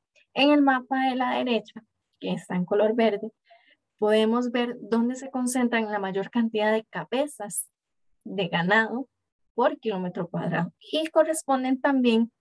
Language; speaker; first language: Spanish; native; Spanish